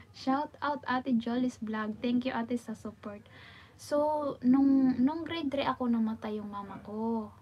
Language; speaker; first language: Filipino; non-native, local second language; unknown